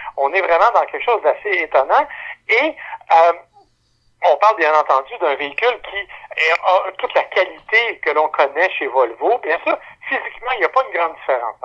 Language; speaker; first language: French; native; French